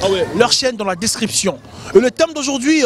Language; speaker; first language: French; native; French